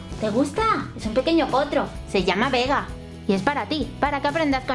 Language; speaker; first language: Spanish; native; Spanish